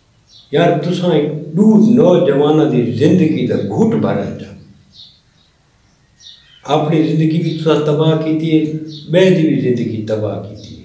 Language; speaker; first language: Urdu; non-native, local second language; Saraiki